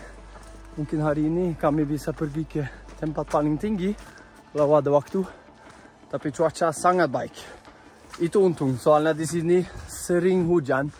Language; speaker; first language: Indonesian; non-native, fluent; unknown